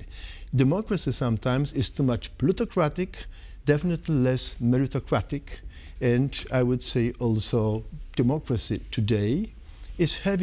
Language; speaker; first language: English; non-native, fluent; Polish